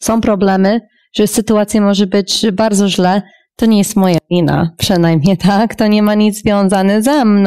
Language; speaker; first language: Polish; non-native, fluent; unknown